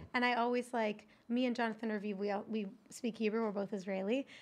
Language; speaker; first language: English; native; English